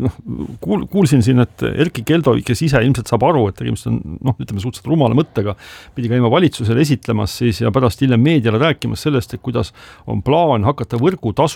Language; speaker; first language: Estonian; native; Estonian